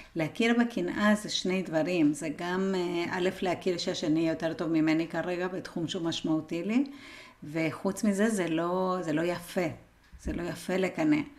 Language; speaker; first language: Hebrew; non-native, fluent; Spanish